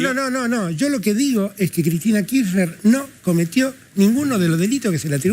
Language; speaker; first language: Spanish; native; Spanish